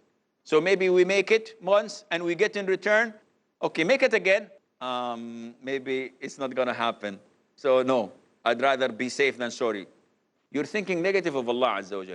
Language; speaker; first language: English; non-native, fluent; Arabic